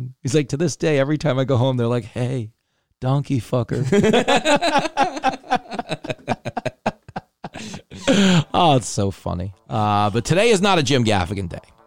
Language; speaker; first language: English; native; English